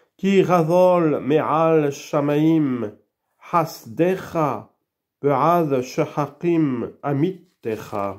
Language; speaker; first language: Hebrew; non-native, learner; French